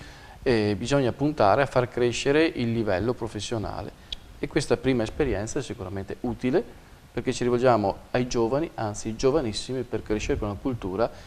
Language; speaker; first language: Italian; native; Italian